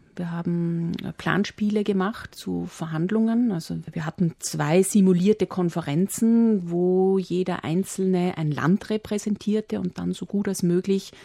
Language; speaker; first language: German; native; German